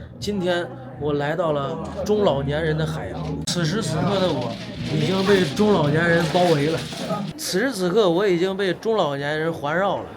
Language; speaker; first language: Chinese; native; Chinese